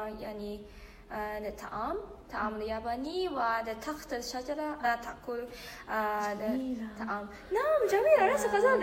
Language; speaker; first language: Arabic; non-native, learner; Japanese